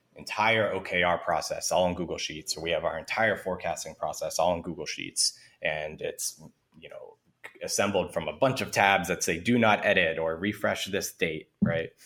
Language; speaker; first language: English; native; English